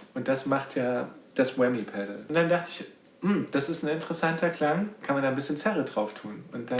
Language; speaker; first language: German; native; German